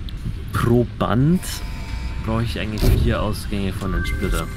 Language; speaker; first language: German; native; German